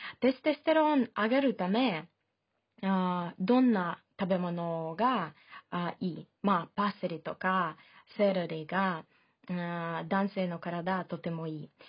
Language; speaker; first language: Japanese; non-native, fluent; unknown